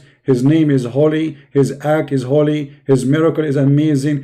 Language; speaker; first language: English; non-native, fluent; Arabic